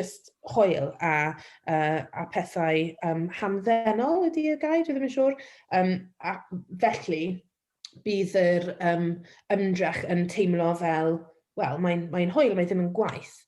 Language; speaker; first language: Welsh; non-native, local second language; English